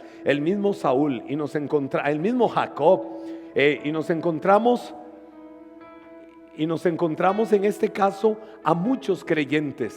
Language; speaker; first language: Spanish; native; Spanish